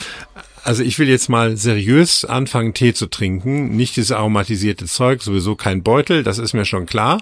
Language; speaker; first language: German; native; German